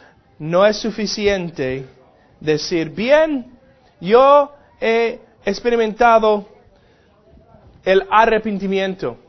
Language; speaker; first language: Spanish; non-native, fluent; English